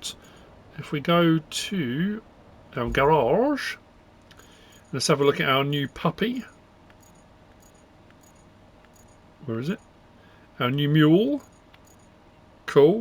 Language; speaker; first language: English; native; English